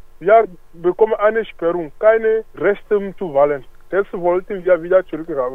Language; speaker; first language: German; non-native, learner; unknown